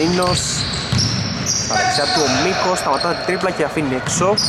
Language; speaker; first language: Greek; native; Greek